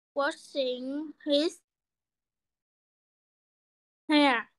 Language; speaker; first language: English; non-native, learner; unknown